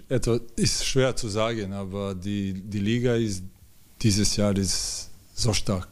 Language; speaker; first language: German; non-native, learner; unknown